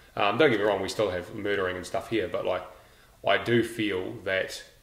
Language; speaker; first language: English; native; English